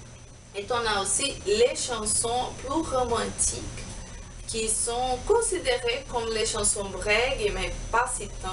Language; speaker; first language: French; non-native, learner; Portuguese